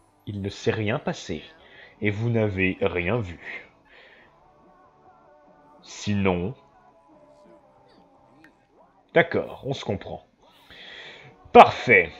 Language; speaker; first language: French; native; French